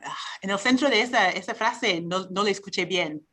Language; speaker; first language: Spanish; non-native, fluent; English